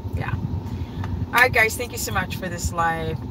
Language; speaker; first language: English; native; English